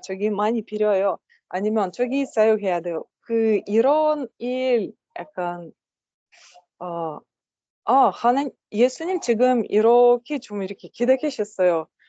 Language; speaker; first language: Korean; non-native, learner; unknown